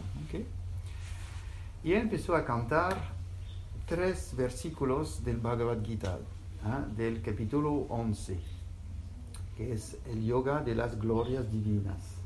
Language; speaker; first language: Spanish; non-native, fluent; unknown